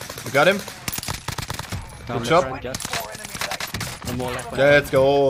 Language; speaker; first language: English; non-native, learner; German